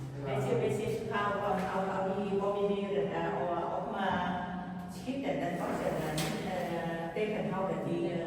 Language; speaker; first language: Dutch; non-native, learner; Vietnamese